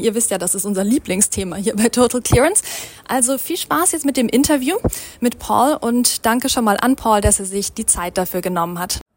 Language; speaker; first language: German; native; German